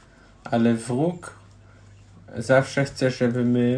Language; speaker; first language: Polish; non-native, learner; German